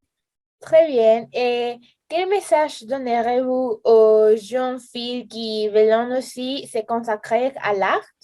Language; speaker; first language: French; non-native, learner; Spanish